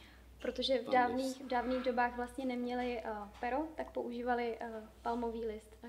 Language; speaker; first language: Czech; native; Czech